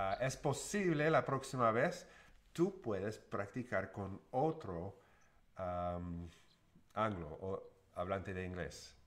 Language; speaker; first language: Spanish; non-native, learner; English